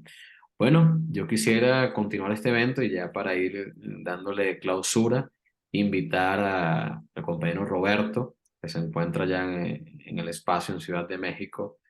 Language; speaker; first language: Spanish; native; Spanish